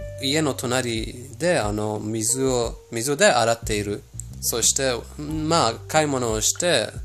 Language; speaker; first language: Japanese; non-native, fluent; Persian